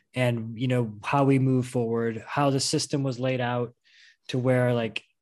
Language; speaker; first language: English; native; English